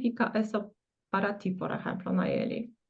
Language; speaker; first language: Spanish; non-native, fluent; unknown